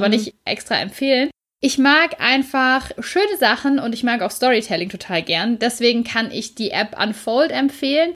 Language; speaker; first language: German; native; German